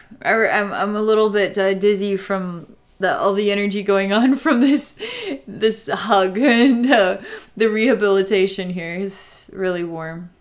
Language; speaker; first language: English; native; English